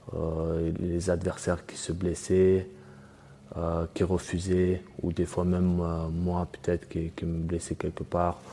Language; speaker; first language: French; early bilingual, other home language; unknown